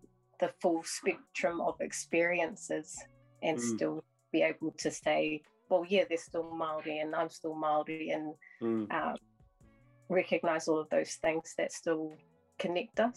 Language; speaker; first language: English; native; English